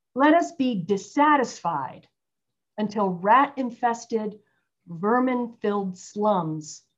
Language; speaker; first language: English; native; English